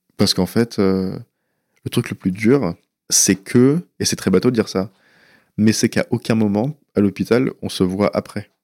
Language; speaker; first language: French; early bilingual, other home language; Persian